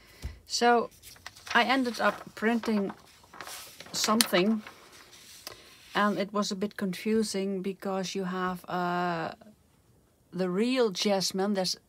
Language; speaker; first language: English; non-native, fluent; Dutch